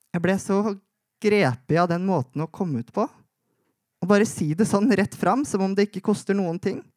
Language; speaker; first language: Norwegian; native; Norwegian